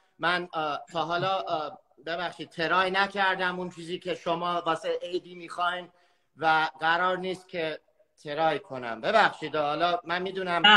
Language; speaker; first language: Persian; early bilingual, heritage; Persian